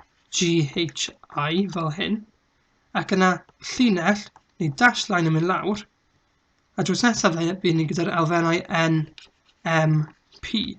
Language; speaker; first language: Welsh; native; Welsh